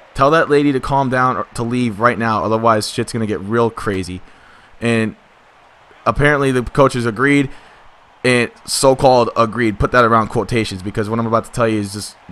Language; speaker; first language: English; native; English